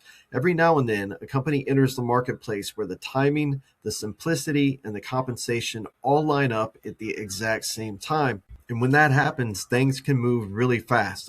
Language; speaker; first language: English; native; English